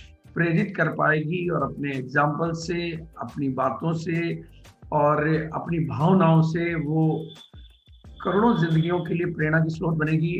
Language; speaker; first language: Hindi; native; Hindi